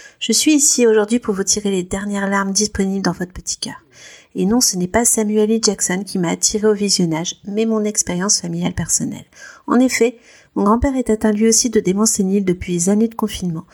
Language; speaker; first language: French; native; French